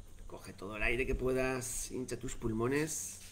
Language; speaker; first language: Spanish; native; Spanish